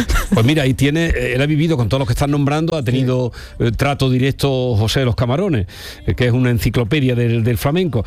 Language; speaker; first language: Spanish; native; Spanish